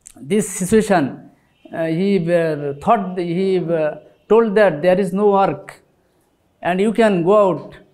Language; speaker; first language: English; non-native, local second language; Bangla